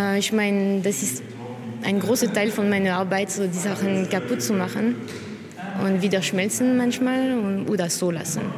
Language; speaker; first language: German; non-native, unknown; French